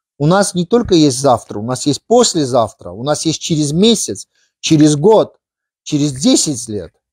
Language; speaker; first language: Russian; non-native, local second language; Armenian